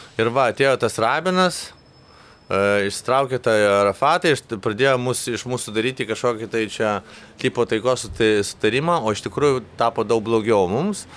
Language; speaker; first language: Lithuanian; native; Lithuanian